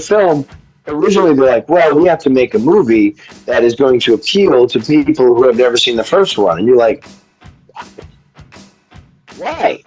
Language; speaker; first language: English; native; English